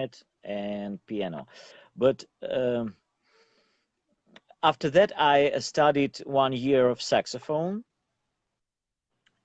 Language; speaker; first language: English; non-native, learner; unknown